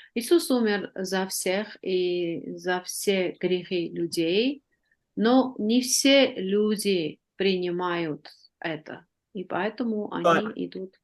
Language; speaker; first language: Russian; non-native, fluent; Armenian